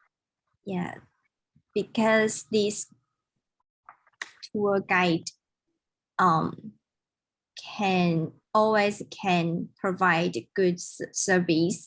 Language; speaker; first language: English; non-native, learner; Chinese